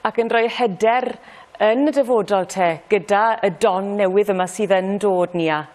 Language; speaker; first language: Welsh; native; Welsh